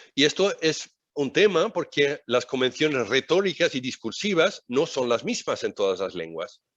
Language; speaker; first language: Spanish; non-native, fluent; Swedish